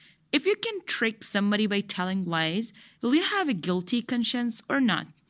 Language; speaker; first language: English; non-native, fluent; Persian